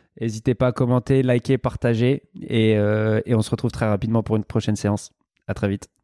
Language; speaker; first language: French; native; French